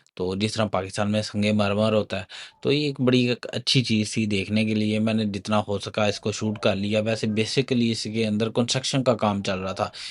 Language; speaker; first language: Urdu; non-native, local second language; Punjabi